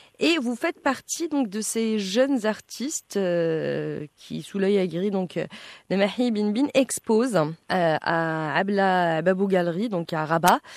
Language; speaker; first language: French; non-native, local second language; Arabic